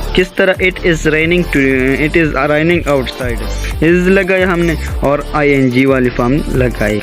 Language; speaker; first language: Urdu; non-native, local second language; Pashto